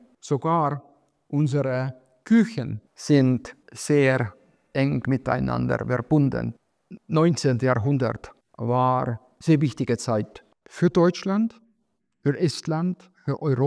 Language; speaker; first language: German; non-native, fluent; Estonian